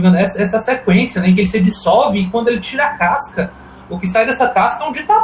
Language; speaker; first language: Portuguese; native; Portuguese